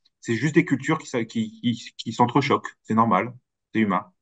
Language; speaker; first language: French; native; French